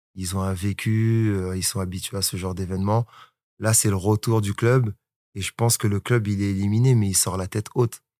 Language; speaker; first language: French; native; French